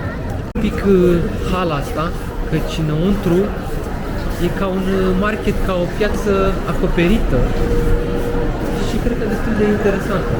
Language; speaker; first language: Romanian; native; Romanian